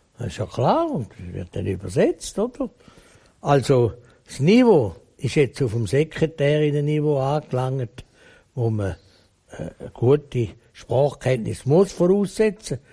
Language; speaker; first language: German; native; German